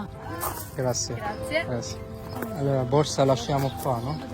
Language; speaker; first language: Italian; non-native, learner; Bangla